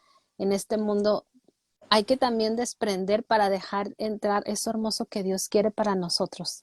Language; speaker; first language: Spanish; native; Spanish